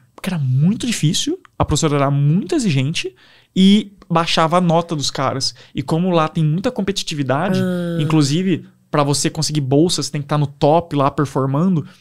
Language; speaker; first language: Portuguese; native; Portuguese